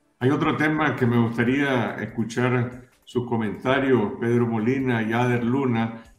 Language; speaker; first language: Spanish; native; Spanish